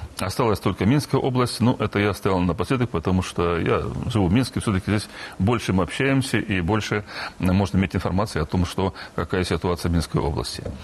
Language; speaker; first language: Russian; non-native, local second language; Romanian